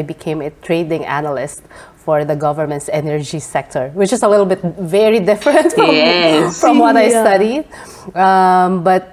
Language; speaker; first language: English; non-native, local second language; Filipino